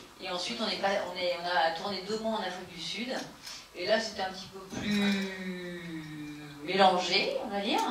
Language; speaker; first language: French; native; French